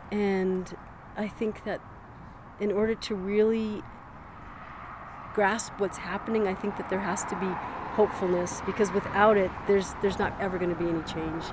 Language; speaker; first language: English; native; English